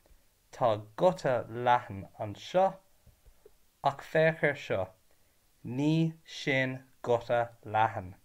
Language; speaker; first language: Irish; non-native, learner; English